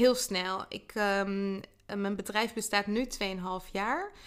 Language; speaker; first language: Dutch; native; Dutch